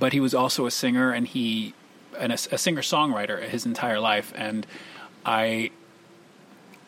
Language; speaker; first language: English; early bilingual, other home language; Spanish